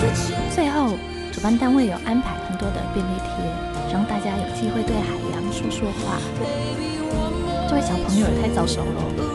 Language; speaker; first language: Chinese; non-native, fluent; Polish